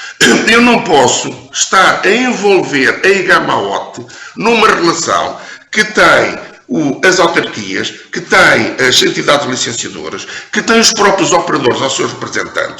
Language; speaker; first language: Portuguese; native; Portuguese